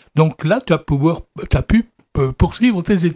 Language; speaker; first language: French; native; French